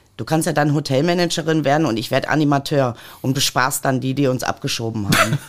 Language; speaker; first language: German; native; German